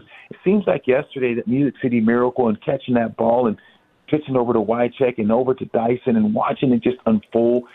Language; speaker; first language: English; native; English